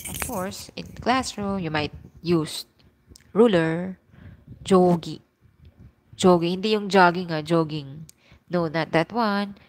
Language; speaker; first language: English; non-native, local second language; Filipino